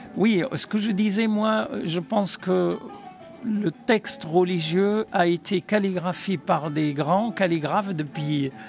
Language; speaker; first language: French; non-native, local second language; Arabic